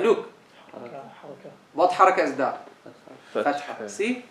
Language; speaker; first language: English; non-native, fluent; Arabic